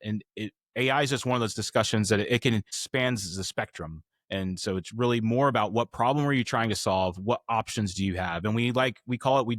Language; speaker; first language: English; native; English